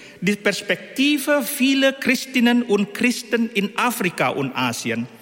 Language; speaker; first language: German; non-native, fluent; Indonesian